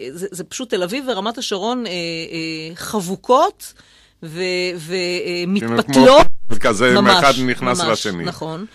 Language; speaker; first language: Hebrew; native; Hebrew